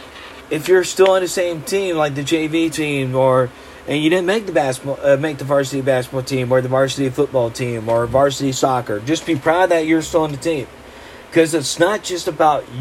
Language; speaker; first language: English; native; English